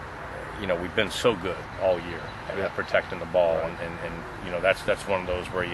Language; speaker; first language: English; native; English